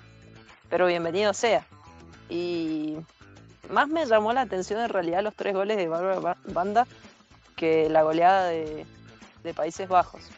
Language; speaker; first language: Spanish; native; Spanish